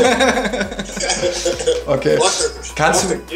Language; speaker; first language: German; native; German